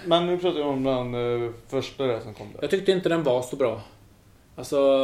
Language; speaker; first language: Swedish; early bilingual, other home language; Spanish